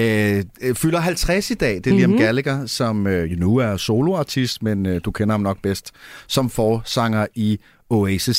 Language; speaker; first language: Danish; native; Danish